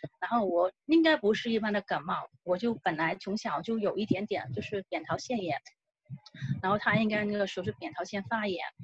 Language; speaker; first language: Chinese; non-native, local second language; Cantonese